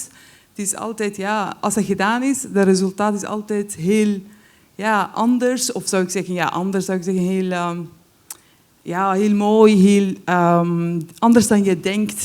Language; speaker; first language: Dutch; non-native, fluent; Kurdish